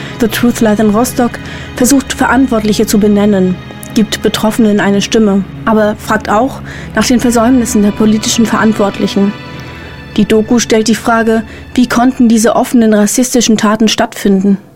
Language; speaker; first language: German; native; German